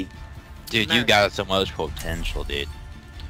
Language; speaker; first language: English; native; English